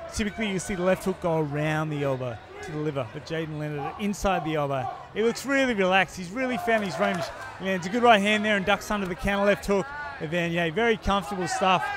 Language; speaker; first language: English; native; English